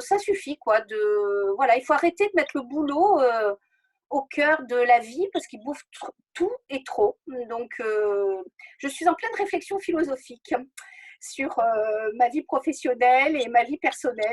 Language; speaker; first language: French; native; French